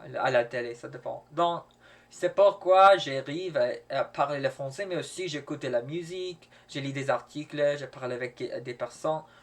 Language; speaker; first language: French; non-native, learner; English